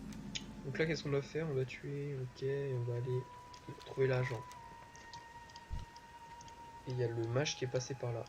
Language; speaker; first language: French; native; French